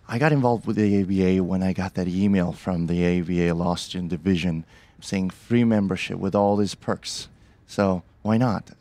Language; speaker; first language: English; early bilingual, other home language; Korean